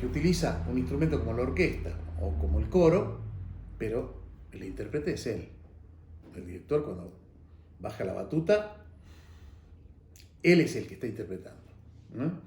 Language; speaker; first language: Spanish; native; Spanish